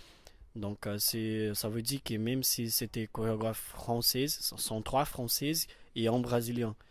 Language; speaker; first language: French; non-native, learner; Portuguese